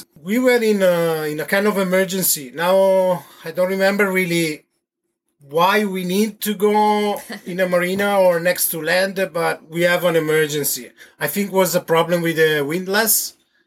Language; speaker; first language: English; non-native, fluent; Italian